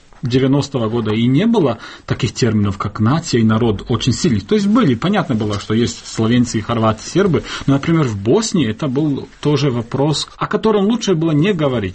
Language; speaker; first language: Russian; non-native, fluent; Bosnian